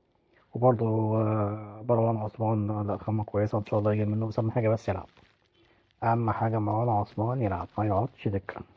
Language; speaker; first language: Arabic; native; Arabic